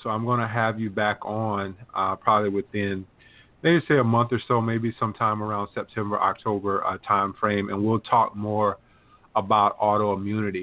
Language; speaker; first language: English; native; English